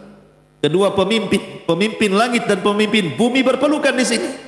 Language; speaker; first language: Indonesian; native; Indonesian